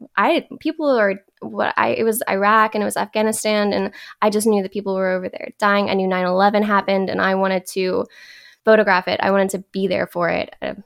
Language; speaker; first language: English; native; English